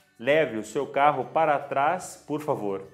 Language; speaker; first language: Portuguese; non-native, fluent; Arabic